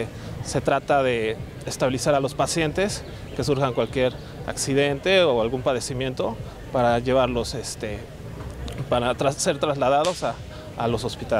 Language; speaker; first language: Spanish; native; Spanish